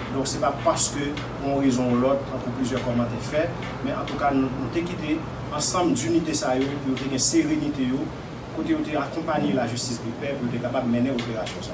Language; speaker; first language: French; non-native, local second language; Haitian Creole